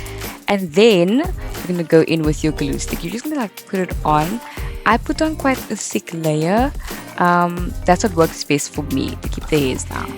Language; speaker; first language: English; native; English